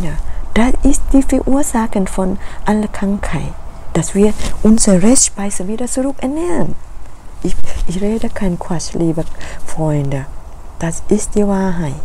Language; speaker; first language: German; non-native, learner; Thai